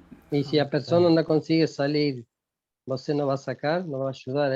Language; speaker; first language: Portuguese; non-native, fluent; Spanish